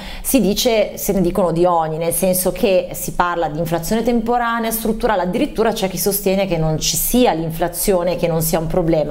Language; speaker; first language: Italian; native; Italian